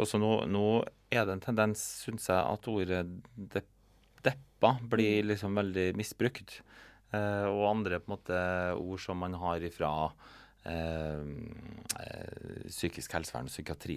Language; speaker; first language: Norwegian; native; Norwegian